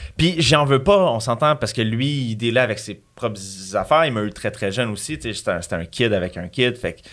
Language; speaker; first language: French; native; French